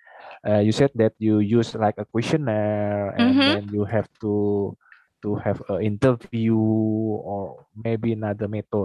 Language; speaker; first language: English; non-native, fluent; Indonesian